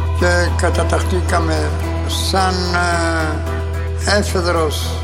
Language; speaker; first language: Greek; non-native, local second language; Ladino